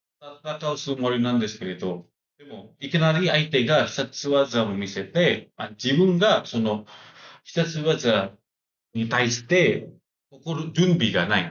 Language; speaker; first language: Japanese; non-native, learner; Indonesian